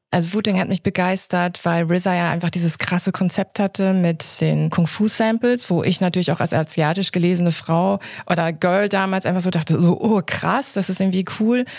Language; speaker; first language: German; early bilingual, other home language; Korean